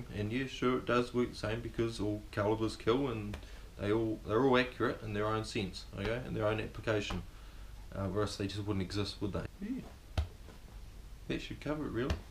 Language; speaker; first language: English; native; English